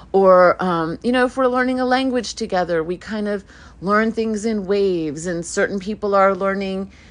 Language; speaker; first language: English; early bilingual, other home language; Hebrew